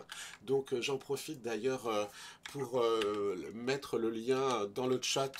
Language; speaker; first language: French; native; French